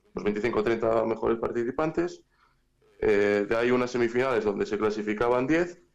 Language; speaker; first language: Spanish; native; Spanish